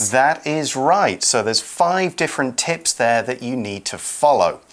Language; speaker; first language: English; native; English